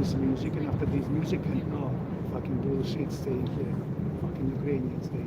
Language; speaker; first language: English; non-native, learner; Ukrainian